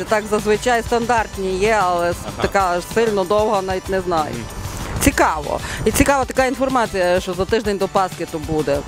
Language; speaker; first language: Ukrainian; native; Ukrainian